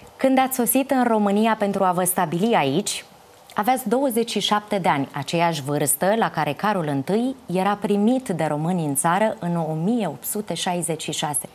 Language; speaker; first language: Romanian; native; Romanian